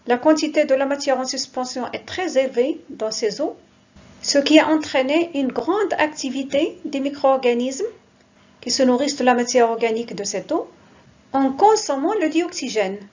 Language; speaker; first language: French; non-native, local second language; Arabic